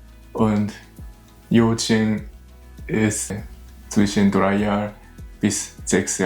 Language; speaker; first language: German; non-native, learner; Japanese